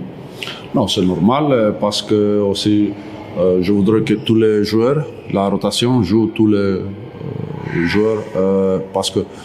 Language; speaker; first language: French; non-native, learner; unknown